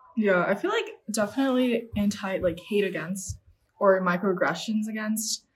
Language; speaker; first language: English; non-native, fluent; Chinese